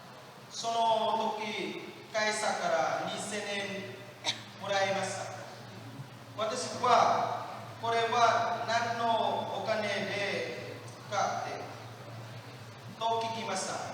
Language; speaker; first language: Japanese; non-native, learner; Vietnamese